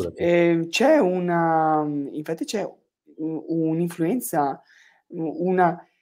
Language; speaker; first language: Italian; native; Italian